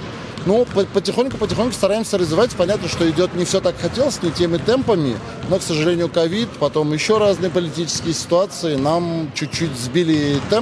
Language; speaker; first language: Russian; native; Russian